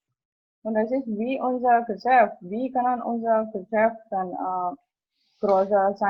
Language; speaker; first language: German; non-native, fluent; Indonesian